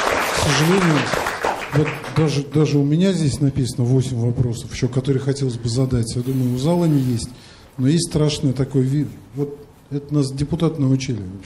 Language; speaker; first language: Russian; native; Russian